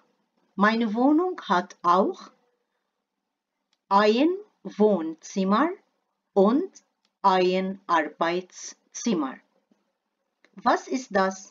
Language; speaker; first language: German; non-native, fluent; Arabic